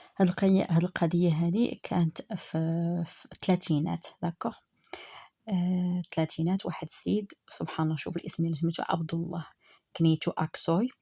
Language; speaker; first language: Arabic; native; Arabic